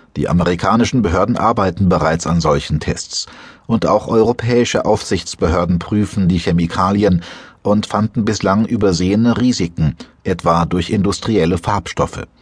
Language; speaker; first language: German; native; German